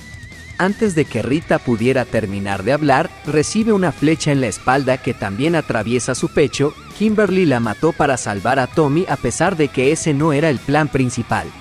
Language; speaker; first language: Spanish; native; Spanish